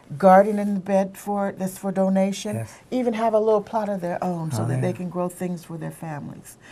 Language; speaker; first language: English; native; English